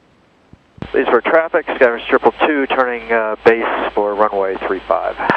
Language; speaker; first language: English; native; English